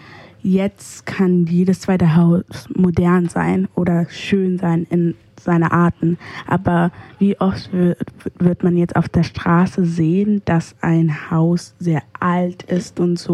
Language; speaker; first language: German; early bilingual, other home language; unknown